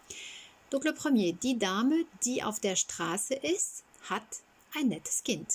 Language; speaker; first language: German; non-native, fluent; French